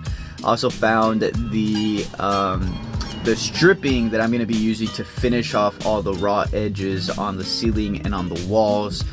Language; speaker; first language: English; native; English